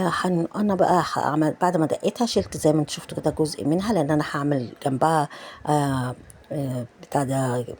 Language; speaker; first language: Arabic; native; Arabic